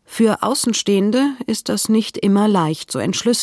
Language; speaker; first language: German; native; German